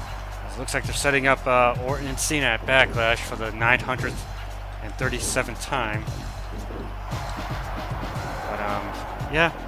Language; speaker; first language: English; native; English